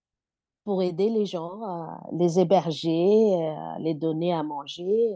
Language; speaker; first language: French; non-native, fluent; Bangla